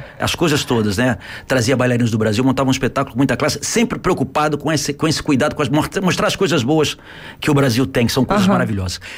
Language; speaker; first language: Portuguese; native; Portuguese